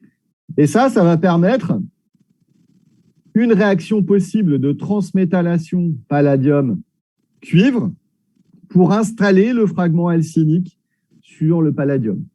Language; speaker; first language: French; native; French